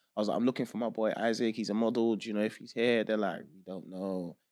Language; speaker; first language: English; early bilingual, other home language; Yoruba